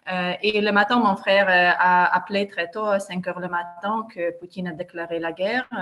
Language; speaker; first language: French; non-native, fluent; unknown